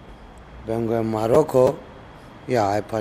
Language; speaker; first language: Spanish; non-native, learner; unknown